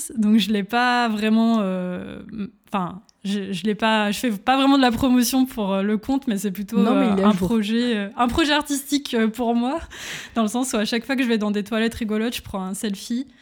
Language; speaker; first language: French; native; French